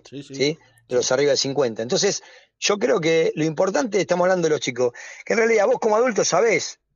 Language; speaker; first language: Spanish; native; Spanish